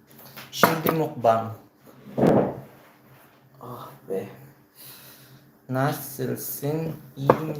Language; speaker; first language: Turkish; non-native, learner; Filipino